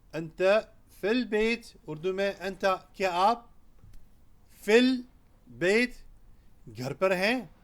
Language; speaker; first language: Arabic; non-native, fluent; Urdu